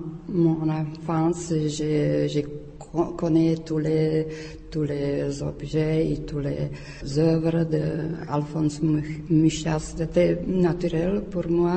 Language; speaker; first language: French; non-native, learner; Czech